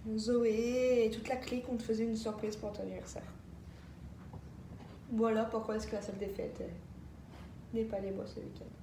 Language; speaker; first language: French; native; French